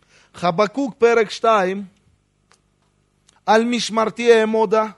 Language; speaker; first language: Hebrew; non-native, fluent; Russian